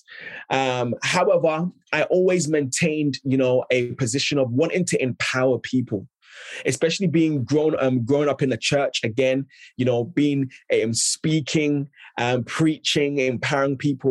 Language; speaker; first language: English; native; English